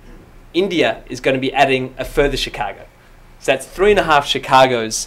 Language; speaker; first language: English; native; English